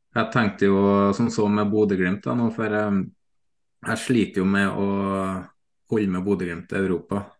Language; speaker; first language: Norwegian; native; Norwegian